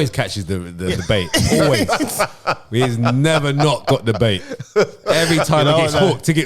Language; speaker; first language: English; native; English